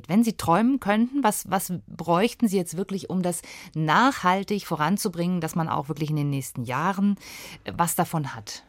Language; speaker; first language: German; native; German